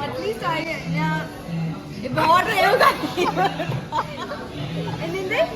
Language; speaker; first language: Malayalam; non-native, learner; Telugu